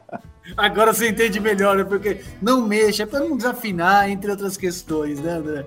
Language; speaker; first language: Portuguese; native; Portuguese